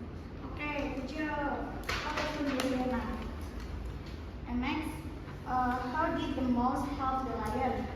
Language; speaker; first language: English; non-native, learner; Indonesian